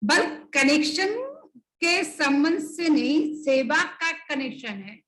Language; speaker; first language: Hindi; non-native, local second language; Bangla